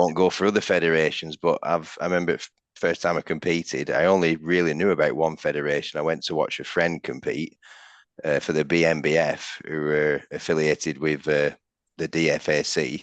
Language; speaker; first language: English; native; English